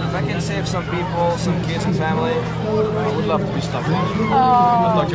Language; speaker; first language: English; non-native, fluent; French